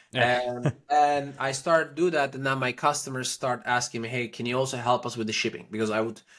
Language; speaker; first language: English; non-native, fluent; Turkish